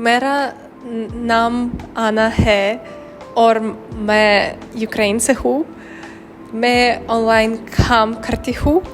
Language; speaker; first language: Hindi; non-native, learner; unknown